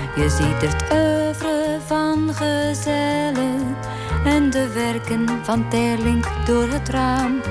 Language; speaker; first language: Dutch; native; Dutch